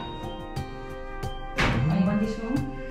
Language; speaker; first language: English; non-native, learner; Thai